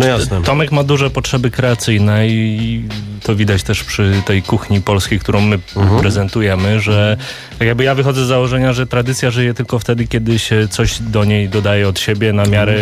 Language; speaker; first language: Polish; native; Polish